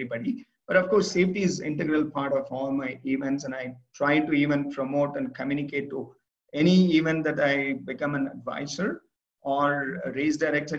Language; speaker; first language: English; non-native, local second language; Tamil